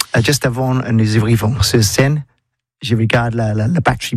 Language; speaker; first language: French; non-native, learner; English